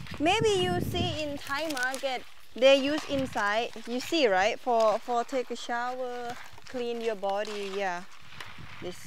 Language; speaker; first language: English; non-native, learner; Thai